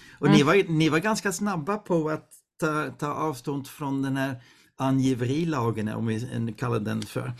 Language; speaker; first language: Swedish; non-native, fluent; Dutch